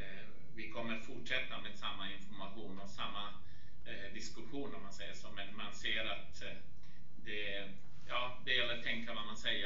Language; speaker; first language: Swedish; non-native, fluent; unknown